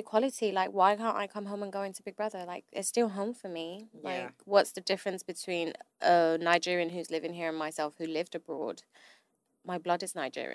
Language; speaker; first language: English; native; English